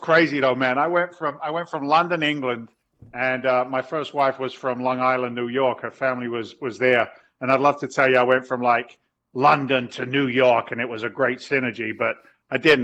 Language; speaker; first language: English; native; English